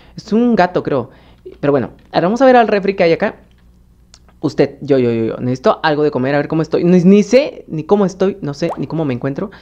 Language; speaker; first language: Spanish; native; Spanish